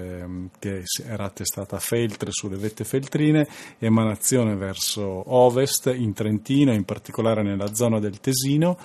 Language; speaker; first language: Italian; native; Italian